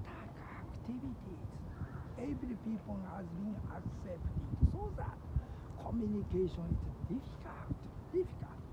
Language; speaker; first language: English; non-native, learner; Japanese